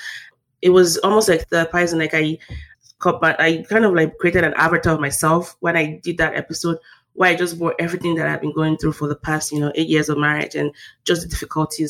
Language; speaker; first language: English; non-native, local second language; Yoruba